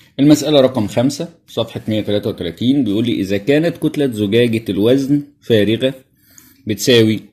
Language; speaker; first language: Arabic; native; Arabic